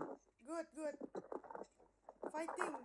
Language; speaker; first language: English; non-native, learner; Indonesian